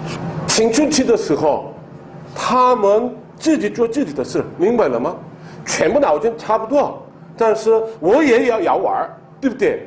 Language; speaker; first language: Chinese; non-native, learner; Korean